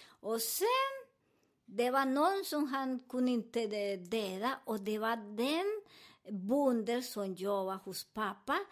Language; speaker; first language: Swedish; non-native, learner; Spanish